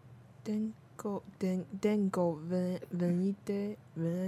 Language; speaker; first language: Spanish; non-native, learner; Chinese